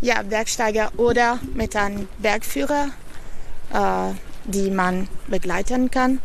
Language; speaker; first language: German; non-native, learner; Italian